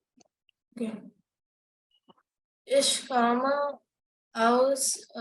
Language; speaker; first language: German; non-native, learner; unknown